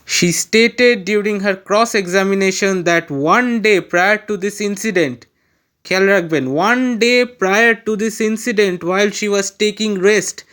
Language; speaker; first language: English; non-native, local second language; Bangla